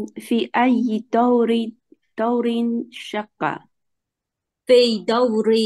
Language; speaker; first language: Arabic; non-native, learner; Chinese